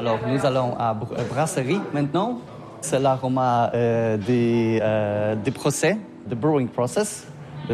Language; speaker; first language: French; non-native, learner; Polish